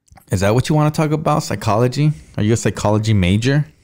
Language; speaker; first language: English; early bilingual, other home language; Spanish